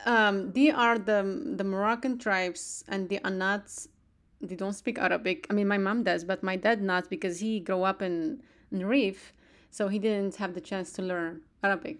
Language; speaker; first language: English; non-native, fluent; Arabic